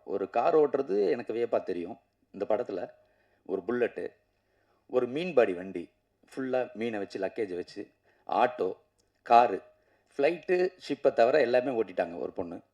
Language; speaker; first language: Tamil; native; Tamil